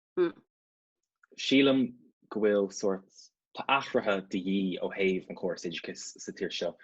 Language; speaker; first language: Irish; non-native, local second language; English